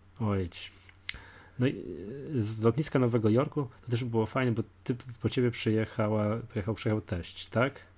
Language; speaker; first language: Polish; native; Polish